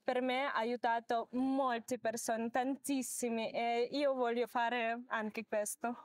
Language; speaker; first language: Italian; non-native, learner; Ukrainian